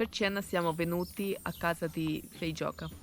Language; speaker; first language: Italian; non-native, learner; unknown